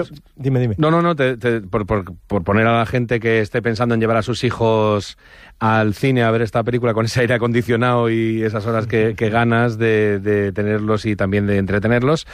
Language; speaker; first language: Spanish; native; Spanish